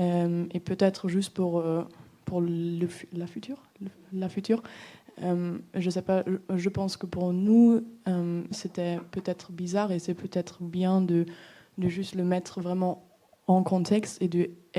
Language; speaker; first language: French; non-native, fluent; English